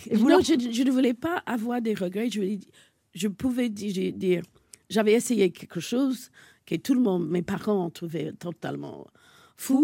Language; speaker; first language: French; non-native, fluent; English